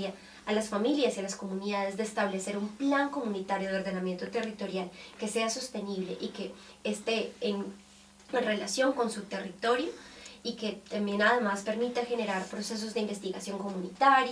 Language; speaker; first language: Spanish; native; Spanish